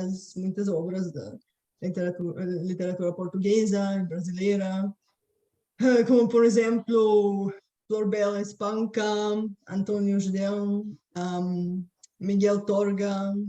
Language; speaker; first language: Portuguese; non-native, fluent; Bulgarian